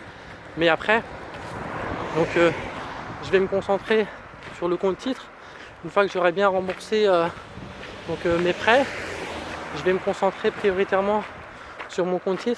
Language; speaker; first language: French; native; French